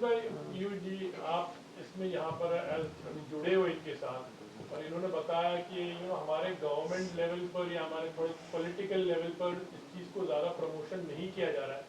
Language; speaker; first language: Hindi; native; Hindi